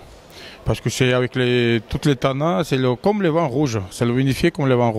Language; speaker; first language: French; non-native, learner; Georgian